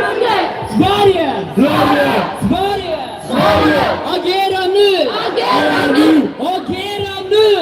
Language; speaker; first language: Swedish; early bilingual, other home language; Tigrinya